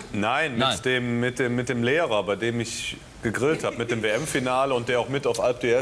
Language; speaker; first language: German; native; German